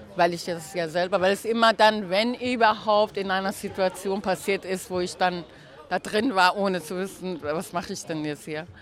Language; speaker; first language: German; non-native, fluent; Persian